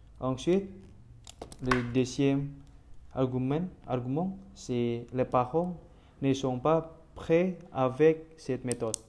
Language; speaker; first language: French; non-native, learner; Indonesian